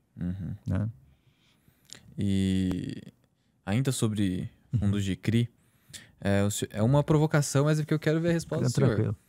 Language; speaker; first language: Portuguese; native; Portuguese